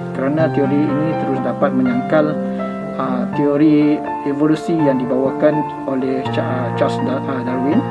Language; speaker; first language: Malay; non-native, local second language; Iban